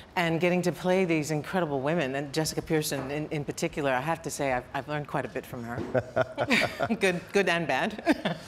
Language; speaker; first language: English; native; English